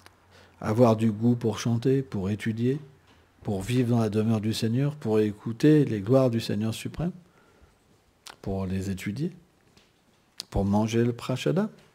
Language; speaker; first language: French; native; French